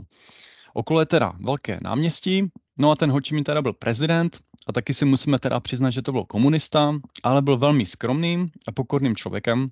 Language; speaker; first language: Czech; native; Czech